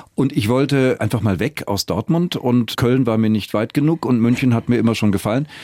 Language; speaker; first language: German; native; German